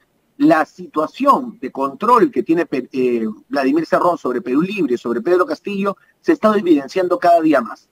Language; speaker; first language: Spanish; native; Spanish